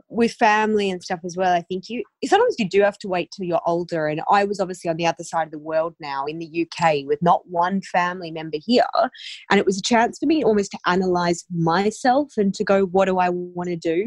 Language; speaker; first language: English; native; English